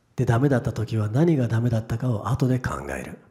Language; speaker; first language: Japanese; native; Japanese